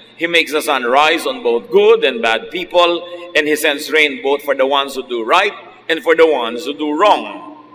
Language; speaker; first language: English; non-native, local second language; Filipino